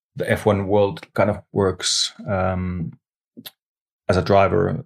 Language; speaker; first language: English; non-native, fluent; Finnish